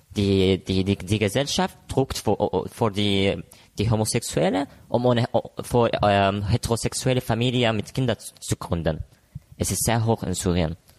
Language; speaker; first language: German; non-native, learner; Arabic